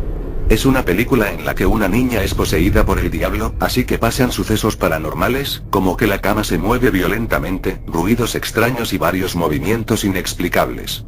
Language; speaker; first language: Spanish; native; Spanish